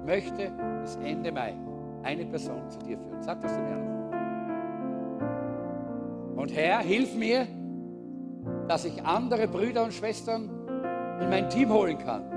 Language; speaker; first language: German; native; German